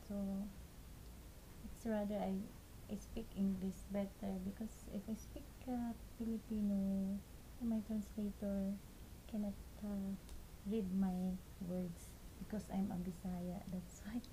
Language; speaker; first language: English; non-native, local second language; Cebuano